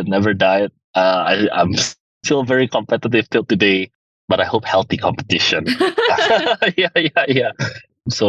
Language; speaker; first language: English; early bilingual, other home language; Indonesian